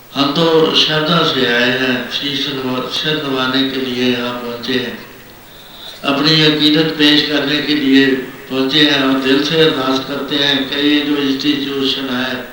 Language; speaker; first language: Hindi; non-native, local second language; Punjabi